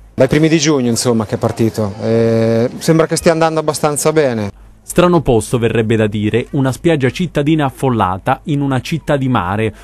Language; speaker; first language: Italian; native; Italian